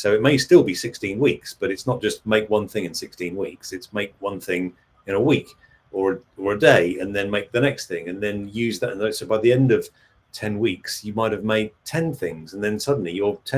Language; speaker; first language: English; native; English